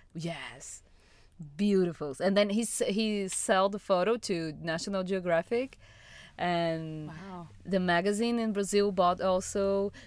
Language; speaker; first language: English; non-native, fluent; Portuguese